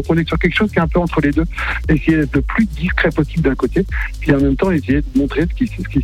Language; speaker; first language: French; native; French